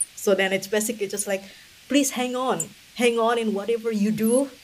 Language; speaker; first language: English; non-native, fluent; Indonesian